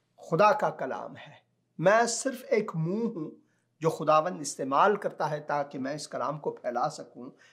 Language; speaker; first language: Urdu; non-native, local second language; Punjabi